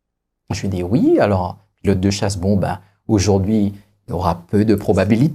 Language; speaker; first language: French; native; French